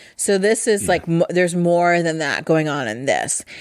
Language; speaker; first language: English; native; English